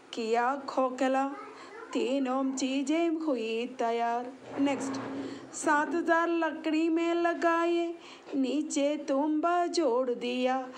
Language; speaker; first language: Hindi; non-native, local second language; Malayalam